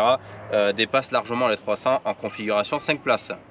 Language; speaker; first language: French; native; French